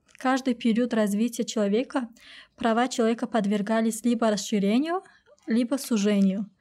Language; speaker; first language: Russian; non-native, local second language; Tajik